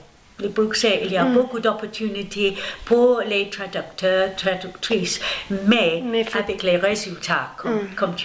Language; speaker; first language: French; non-native, learner; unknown